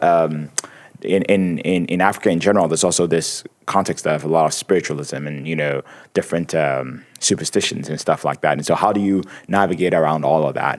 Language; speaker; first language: English; non-native, local second language; Akan